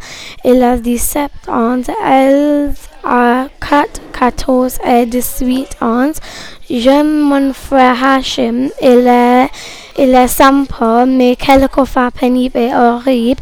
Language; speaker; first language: French; non-native, learner; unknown